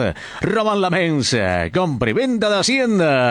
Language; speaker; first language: Spanish; native; Spanish